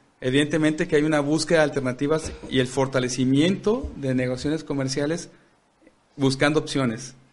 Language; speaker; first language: Spanish; native; Spanish